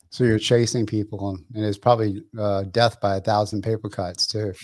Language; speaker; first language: English; early bilingual, other home language; Vietnamese